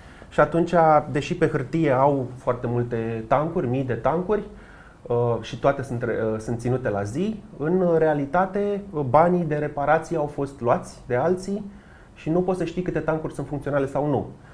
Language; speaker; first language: Romanian; native; Romanian